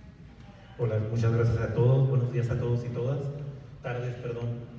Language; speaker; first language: Spanish; native; Spanish